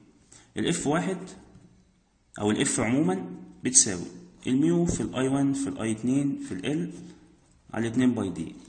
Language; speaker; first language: Arabic; native; Arabic